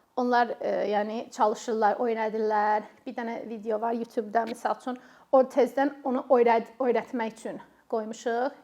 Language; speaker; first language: Azerbaijani; non-native, fluent; English